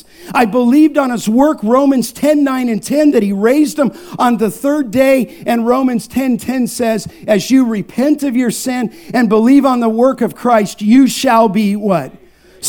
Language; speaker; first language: English; native; English